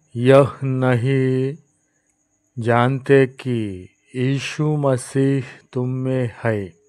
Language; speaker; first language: Hindi; non-native, local second language; Telugu